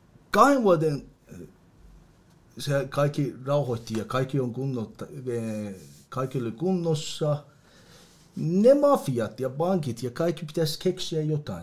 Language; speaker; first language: Finnish; non-native, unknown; Persian